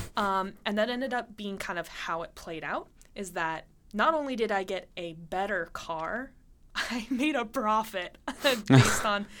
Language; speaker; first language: English; native; English